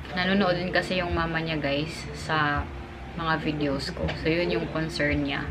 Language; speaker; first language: Filipino; non-native, local second language; Cebuano